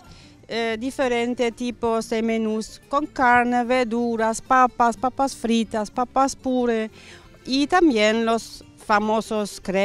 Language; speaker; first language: Spanish; non-native, fluent; German